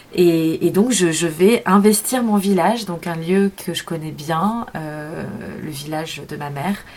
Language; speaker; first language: French; native; French